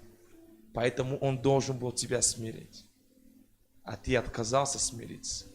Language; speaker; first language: Russian; non-native, fluent; French